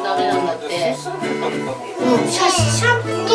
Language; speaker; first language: Japanese; native; Japanese